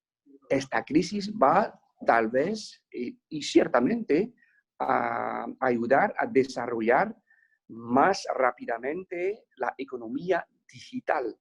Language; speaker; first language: Spanish; non-native, fluent; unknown